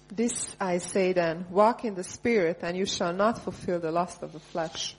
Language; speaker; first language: English; non-native, fluent; Hungarian